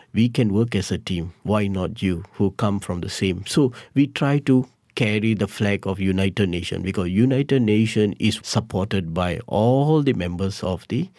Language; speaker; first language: English; non-native, local second language; Tamil